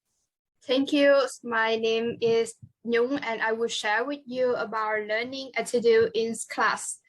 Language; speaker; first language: English; non-native, learner; Vietnamese